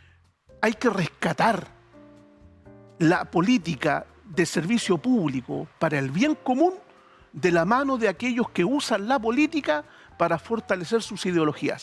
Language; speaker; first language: Spanish; native; Spanish